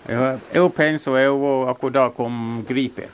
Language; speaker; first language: Portuguese; non-native, learner; Norwegian